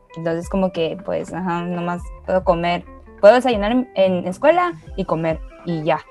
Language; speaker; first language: Spanish; early bilingual, other home language; Chinese